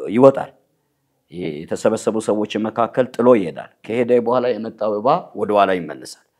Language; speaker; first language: Amharic; non-native, local second language; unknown